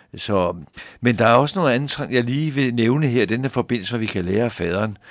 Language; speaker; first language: Danish; native; Danish